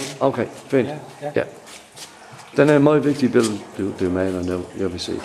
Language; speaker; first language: Danish; non-native, learner; English